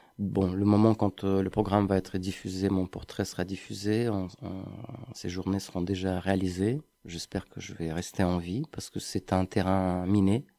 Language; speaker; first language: French; non-native, fluent; Ukrainian